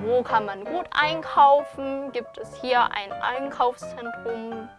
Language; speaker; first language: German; non-native, fluent; Korean